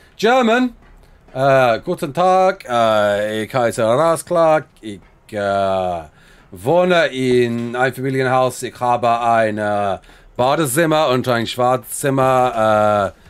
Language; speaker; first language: German; non-native, learner; English